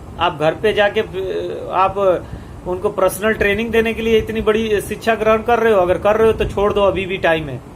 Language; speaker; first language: Hindi; native; Hindi